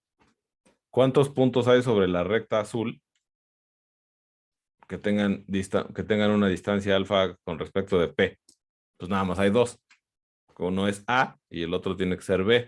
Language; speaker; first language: Spanish; native; Spanish